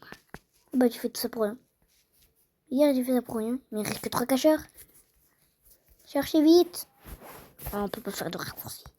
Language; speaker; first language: French; native; French